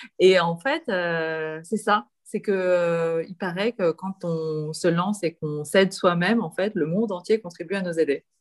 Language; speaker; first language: French; early bilingual, other home language; Korean